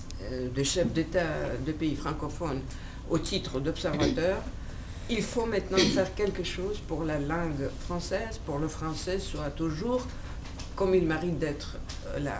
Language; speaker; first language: French; non-native, fluent; Georgian